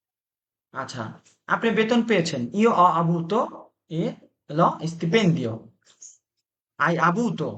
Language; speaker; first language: Italian; non-native, fluent; Bangla